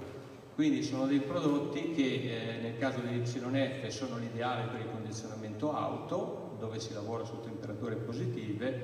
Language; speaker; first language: Italian; native; Italian